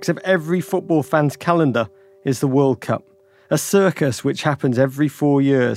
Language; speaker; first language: English; native; English